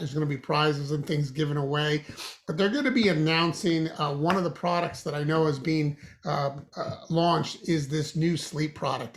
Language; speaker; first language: English; native; English